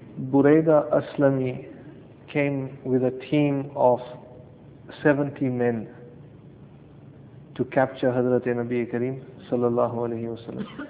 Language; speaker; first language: English; early bilingual, other home language; Urdu